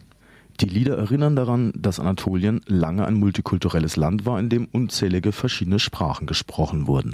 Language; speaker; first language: German; native; German